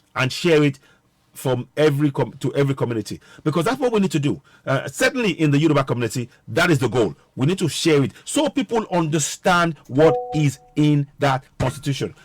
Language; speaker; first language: English; non-native, local second language; Yoruba